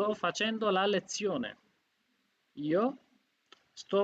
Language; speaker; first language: Italian; non-native, fluent; Bangla